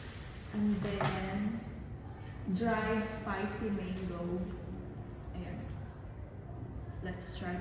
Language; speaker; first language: English; non-native, local second language; Filipino